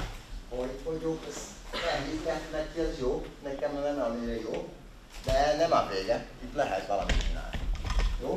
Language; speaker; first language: Hungarian; non-native, learner; Portuguese